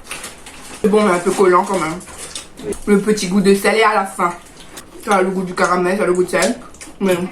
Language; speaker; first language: French; native; French